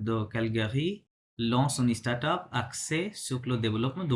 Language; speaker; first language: French; non-native, fluent; Bangla